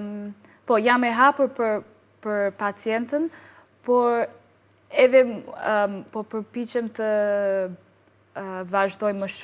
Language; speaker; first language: Albanian; non-native, learner; English